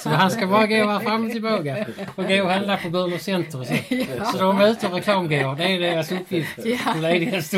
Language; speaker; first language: Swedish; native; Swedish